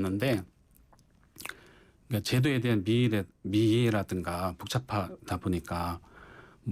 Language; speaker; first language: Korean; native; Korean